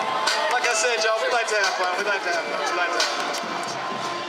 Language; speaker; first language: English; native; English